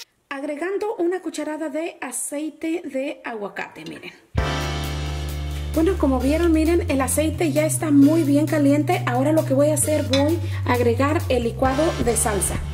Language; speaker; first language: Spanish; native; Spanish